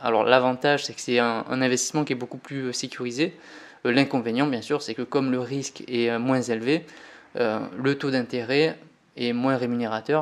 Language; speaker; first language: French; native; French